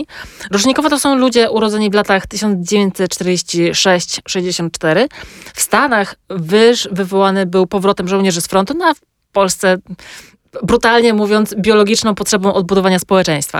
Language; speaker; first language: Polish; native; Polish